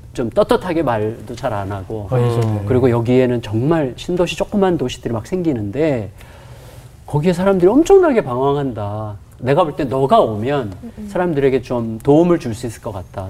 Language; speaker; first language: Korean; native; Korean